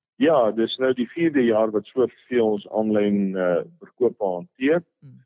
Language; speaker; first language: Afrikaans; native; Afrikaans